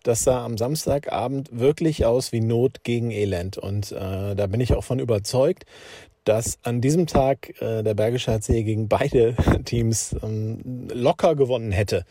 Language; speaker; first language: German; native; German